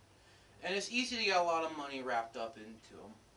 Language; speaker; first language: English; native; English